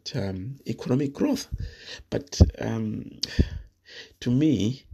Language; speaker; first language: English; non-native, local second language; Shona